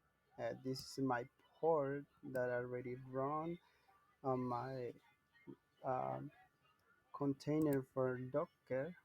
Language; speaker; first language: English; non-native, learner; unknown